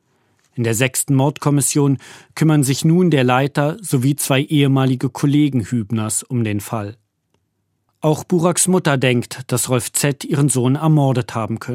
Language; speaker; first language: German; native; German